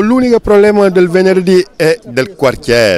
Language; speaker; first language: Italian; non-native, learner; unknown